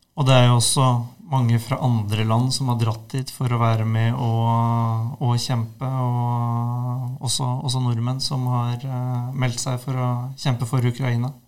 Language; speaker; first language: Norwegian; native; Norwegian